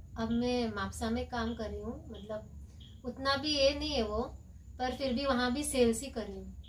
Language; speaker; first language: Hindi; non-native, local second language; Konkani